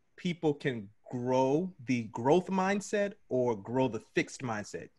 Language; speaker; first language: English; native; English